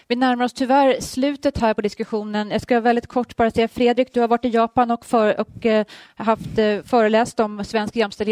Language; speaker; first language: Swedish; native; Swedish